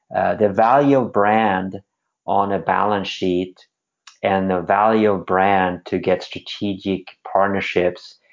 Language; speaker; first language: English; non-native, fluent; Swedish